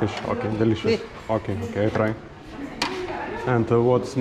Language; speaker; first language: English; non-native, learner; Lithuanian